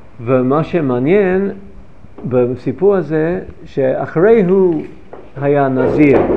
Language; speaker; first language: Hebrew; non-native, fluent; English